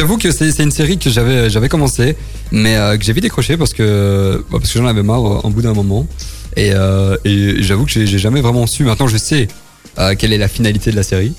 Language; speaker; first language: French; native; French